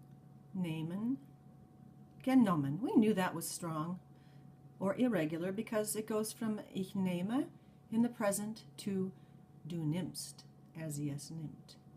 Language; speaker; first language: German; non-native, fluent; English